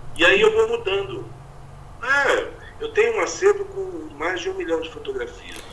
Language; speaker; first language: Portuguese; native; Portuguese